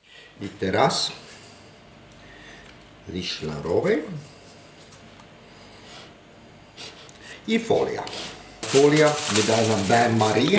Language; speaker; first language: Polish; non-native, learner; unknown